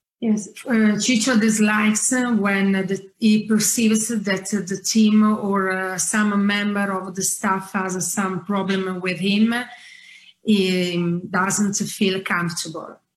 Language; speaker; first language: English; non-native, fluent; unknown